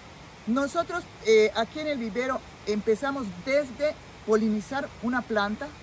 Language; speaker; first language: Spanish; native; Spanish